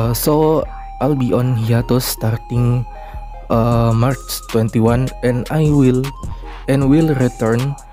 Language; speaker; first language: English; non-native, learner; Indonesian